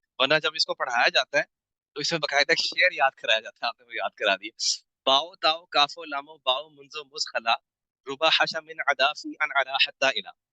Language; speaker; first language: Urdu; native; Urdu